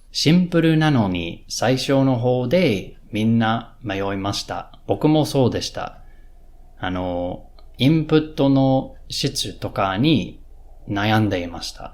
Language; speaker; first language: Japanese; non-native, learner; English